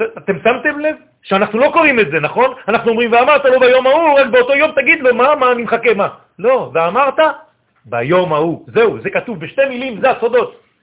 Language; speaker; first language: Hebrew; non-native, fluent; French